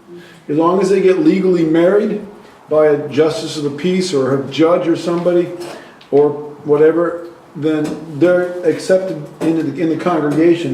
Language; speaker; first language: English; native; English